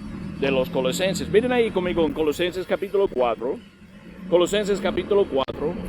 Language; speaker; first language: Spanish; non-native, learner; English